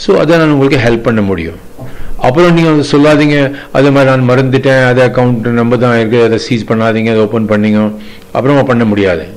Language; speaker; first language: Tamil; non-native, local second language; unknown